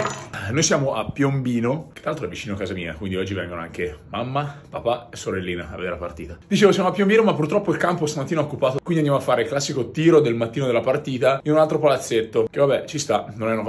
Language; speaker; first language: Italian; native; Italian